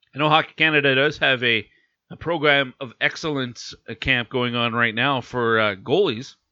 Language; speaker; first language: English; native; English